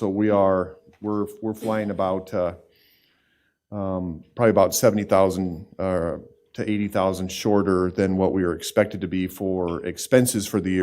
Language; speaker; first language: English; native; English